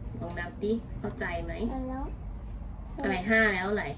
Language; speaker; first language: Thai; native; Thai